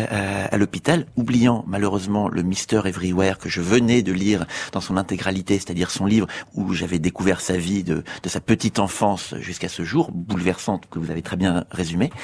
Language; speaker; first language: French; native; French